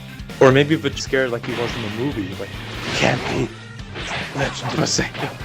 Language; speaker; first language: English; native; English